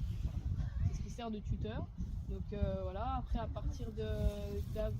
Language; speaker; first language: French; native; French